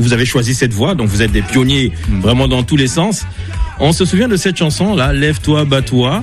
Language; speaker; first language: French; native; French